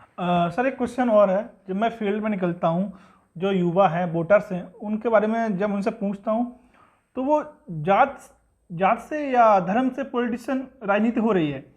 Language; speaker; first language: Hindi; native; Hindi